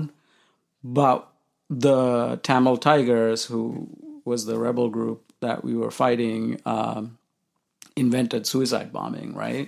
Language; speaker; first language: English; non-native, local second language; Sinhala